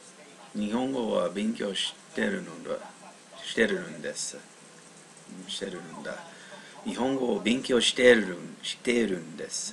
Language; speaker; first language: Japanese; non-native, learner; English